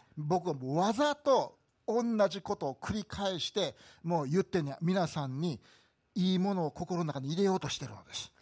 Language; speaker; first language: Japanese; native; Japanese